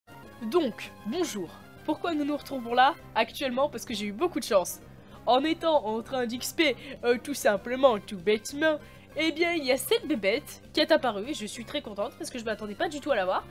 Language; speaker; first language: French; native; French